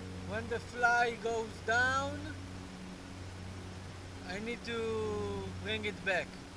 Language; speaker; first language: English; non-native, learner; Hebrew